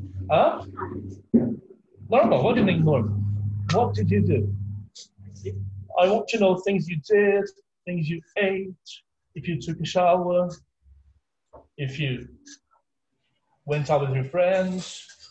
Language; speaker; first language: English; non-native, fluent; Portuguese